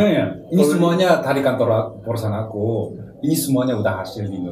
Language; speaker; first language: Indonesian; non-native, learner; Korean